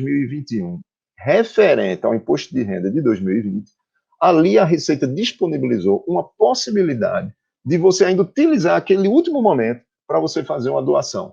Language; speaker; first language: Portuguese; native; Portuguese